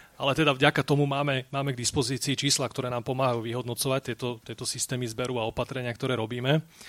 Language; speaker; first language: Slovak; native; Slovak